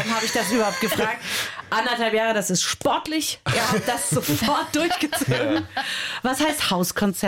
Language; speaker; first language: German; native; German